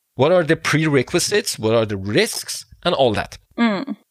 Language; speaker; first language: English; non-native, fluent; Danish